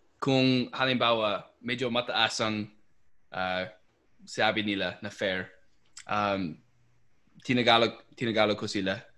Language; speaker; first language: Filipino; non-native, fluent; English